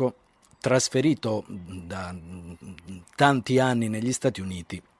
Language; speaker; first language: Italian; native; Italian